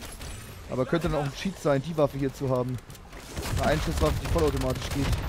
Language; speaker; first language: German; native; German